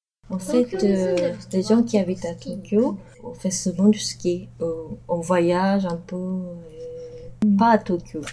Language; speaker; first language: French; non-native, fluent; Japanese